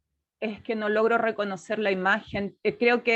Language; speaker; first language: Spanish; native; Spanish